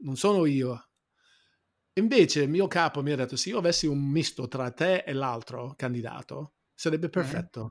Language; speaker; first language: Italian; non-native, fluent; English